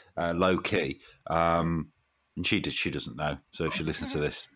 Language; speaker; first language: English; native; English